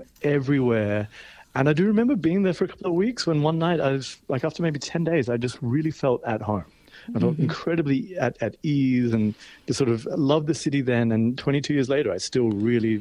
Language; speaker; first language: English; native; English